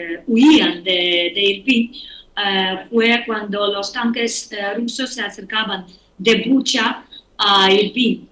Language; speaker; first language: Spanish; non-native, fluent; Ukrainian